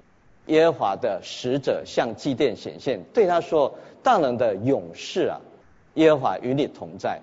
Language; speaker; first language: Chinese; native; Chinese